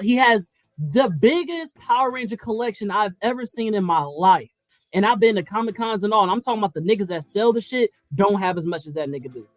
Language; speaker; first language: English; native; English